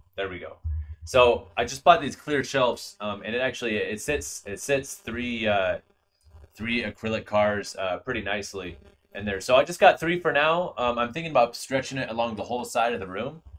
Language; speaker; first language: English; native; English